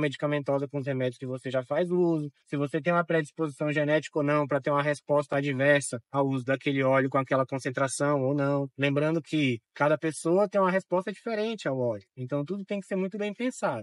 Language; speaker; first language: Portuguese; native; Portuguese